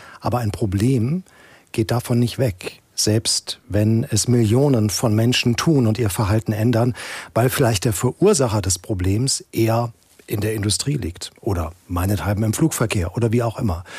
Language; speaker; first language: German; native; German